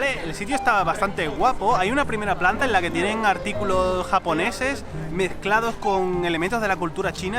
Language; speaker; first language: Spanish; native; Spanish